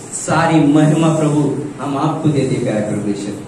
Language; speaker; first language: Hindi; non-native, local second language; Marathi